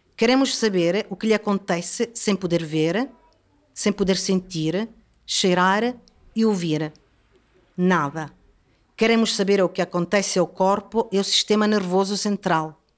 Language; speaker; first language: Portuguese; non-native, fluent; Italian